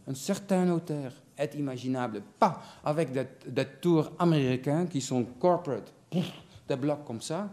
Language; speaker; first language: French; non-native, fluent; Dutch